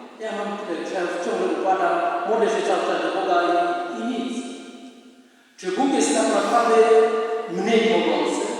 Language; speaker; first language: Polish; non-native, fluent; Indonesian